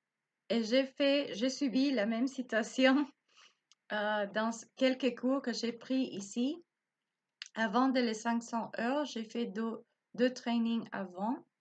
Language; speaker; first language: French; non-native, learner; Spanish